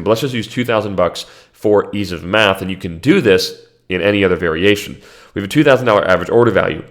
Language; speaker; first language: English; native; English